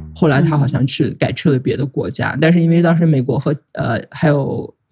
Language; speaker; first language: Chinese; non-native, local second language; Uyghur